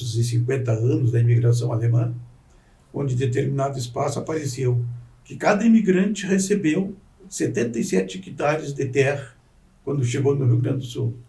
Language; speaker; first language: Portuguese; native; Portuguese